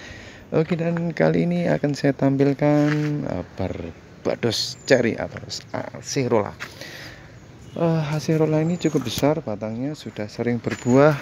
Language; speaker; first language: Indonesian; native; Indonesian